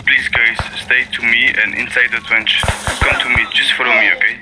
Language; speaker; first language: English; non-native, learner; French